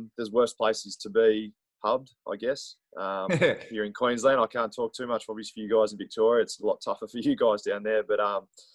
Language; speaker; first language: English; native; English